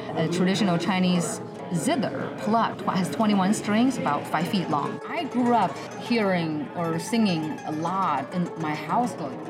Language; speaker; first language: English; non-native, fluent; Chinese